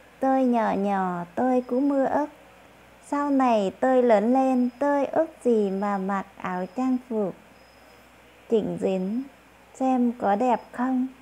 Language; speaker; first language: Vietnamese; non-native, local second language; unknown